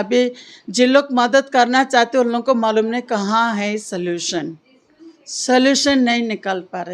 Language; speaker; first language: Hindi; non-native, local second language; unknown